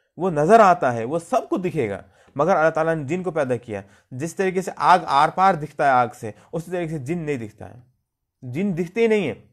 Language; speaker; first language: Hindi; native; Hindi